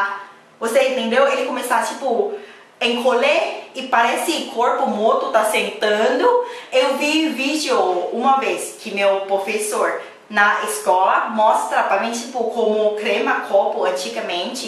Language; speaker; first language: Portuguese; non-native, learner; Thai